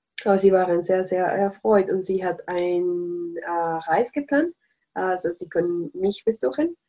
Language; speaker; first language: German; non-native, learner; Spanish